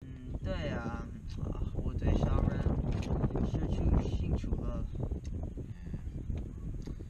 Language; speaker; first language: Chinese; non-native, learner; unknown